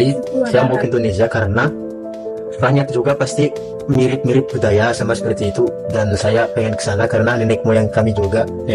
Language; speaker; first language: Indonesian; non-native, fluent; Malagasy